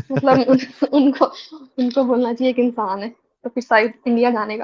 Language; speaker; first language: Hindi; native; Hindi